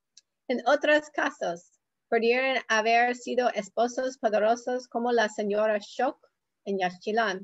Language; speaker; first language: Spanish; non-native, learner; English